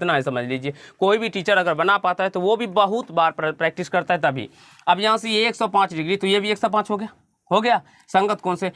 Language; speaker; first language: Hindi; native; Hindi